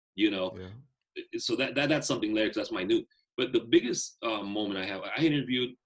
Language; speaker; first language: English; native; English